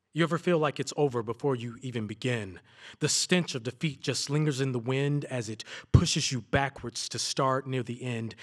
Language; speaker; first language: English; native; English